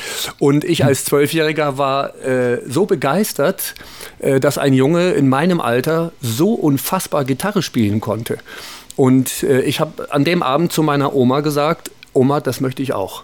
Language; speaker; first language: German; native; German